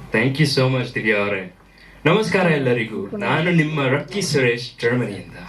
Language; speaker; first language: Kannada; early bilingual, other home language; German